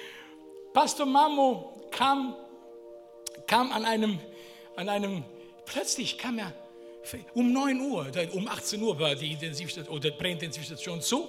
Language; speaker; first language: German; non-native, fluent; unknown